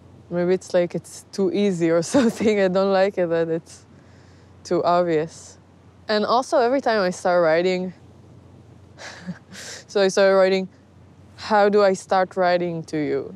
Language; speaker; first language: English; non-native, fluent; Hebrew